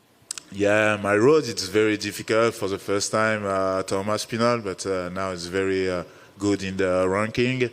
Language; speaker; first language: English; non-native, learner; French